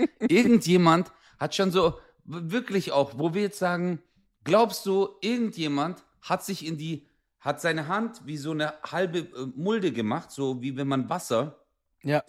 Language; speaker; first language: German; early bilingual, other home language; Turkish